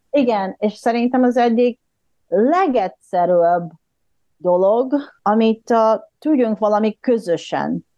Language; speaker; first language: Hungarian; non-native, fluent; Japanese